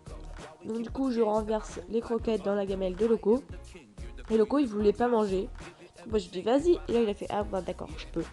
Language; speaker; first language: French; native; French